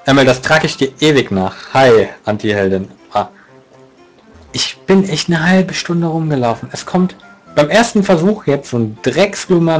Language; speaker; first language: German; native; German